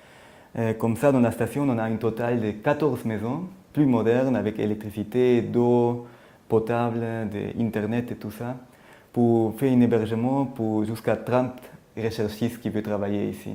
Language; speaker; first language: French; non-native, fluent; German